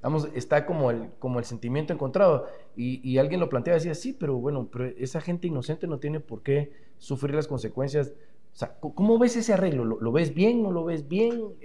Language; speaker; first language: Spanish; native; Spanish